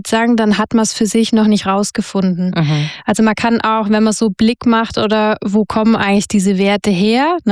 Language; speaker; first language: German; native; German